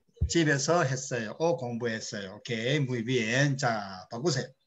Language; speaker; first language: Korean; native; Korean